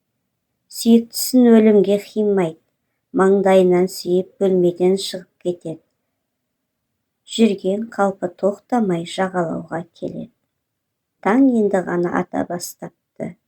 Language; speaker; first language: Kazakh; native; Kazakh